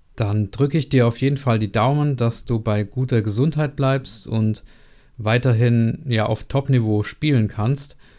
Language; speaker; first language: German; native; German